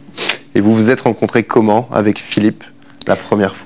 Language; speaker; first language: French; native; French